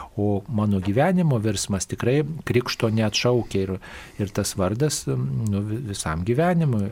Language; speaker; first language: Lithuanian; native; Lithuanian